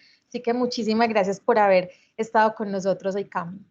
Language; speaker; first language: Spanish; native; Spanish